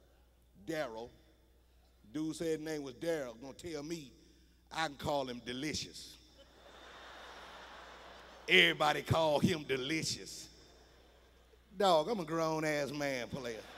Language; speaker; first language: English; native; English